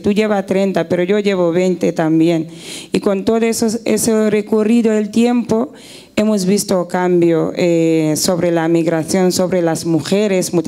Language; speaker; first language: Spanish; non-native, fluent; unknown